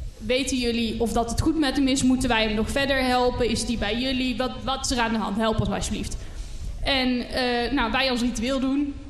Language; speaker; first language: Dutch; native; Dutch